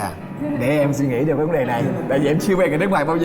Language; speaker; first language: Vietnamese; native; Vietnamese